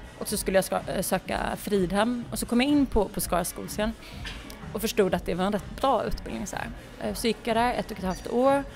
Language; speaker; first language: Swedish; early bilingual, other home language; Polish